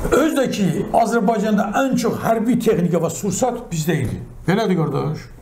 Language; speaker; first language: Azerbaijani; non-native, local second language; Talysh